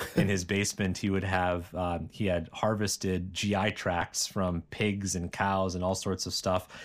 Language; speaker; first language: English; native; English